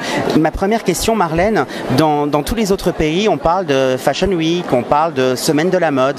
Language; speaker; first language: French; native; French